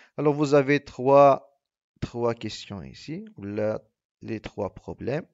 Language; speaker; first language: French; non-native, local second language; Arabic